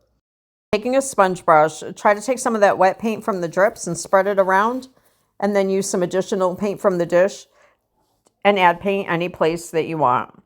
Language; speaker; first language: English; native; English